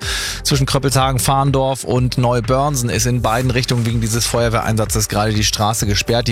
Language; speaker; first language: German; native; German